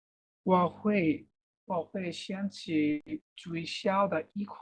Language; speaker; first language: Chinese; non-native, learner; Bangla